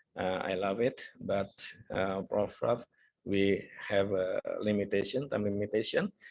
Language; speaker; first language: English; non-native, fluent; Indonesian